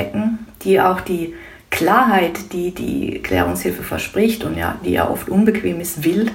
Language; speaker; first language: German; native; German